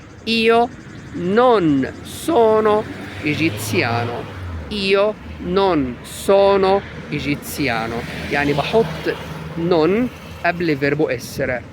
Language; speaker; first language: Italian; non-native, fluent; Arabic